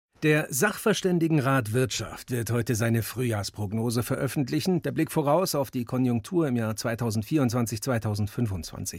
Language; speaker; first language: German; native; German